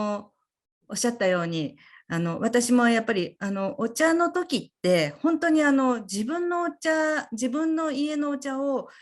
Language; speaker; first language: Japanese; native; Japanese